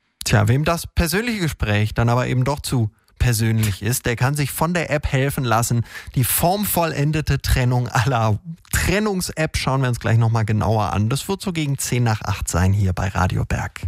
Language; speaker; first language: German; native; German